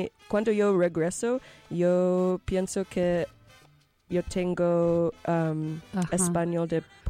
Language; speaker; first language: Spanish; non-native, learner; English